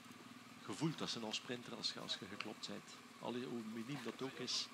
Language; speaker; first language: Dutch; native; Dutch